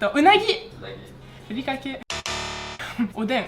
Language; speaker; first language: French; early bilingual, other home language; Japanese